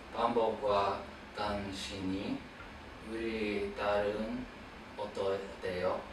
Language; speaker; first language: Korean; non-native, learner; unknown